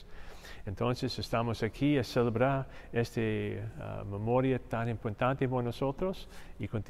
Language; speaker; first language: Spanish; non-native, fluent; English